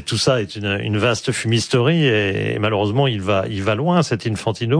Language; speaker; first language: French; native; French